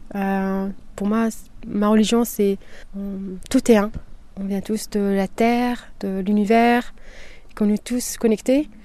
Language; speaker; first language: French; non-native, local second language; Kabyle